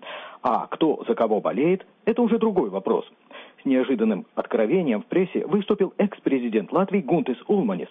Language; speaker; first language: Russian; native; Russian